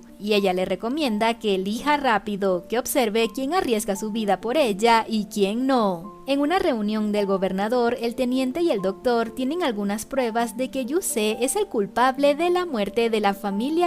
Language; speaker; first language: Spanish; native; Spanish